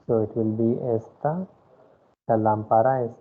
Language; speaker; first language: Spanish; non-native, fluent; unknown